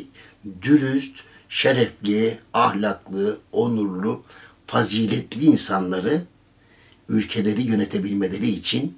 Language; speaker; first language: Turkish; native; Turkish